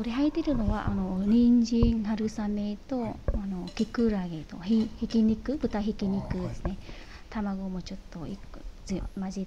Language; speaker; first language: Japanese; non-native, learner; Vietnamese